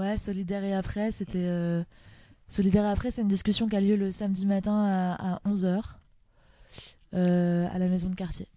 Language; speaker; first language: French; native; French